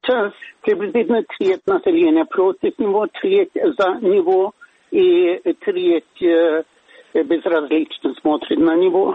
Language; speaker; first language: Russian; non-native, fluent; Swedish